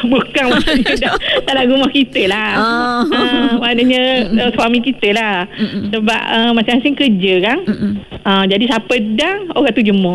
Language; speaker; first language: Malay; native; Malay